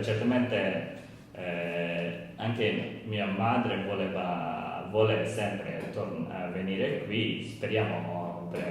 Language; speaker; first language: Italian; non-native, learner; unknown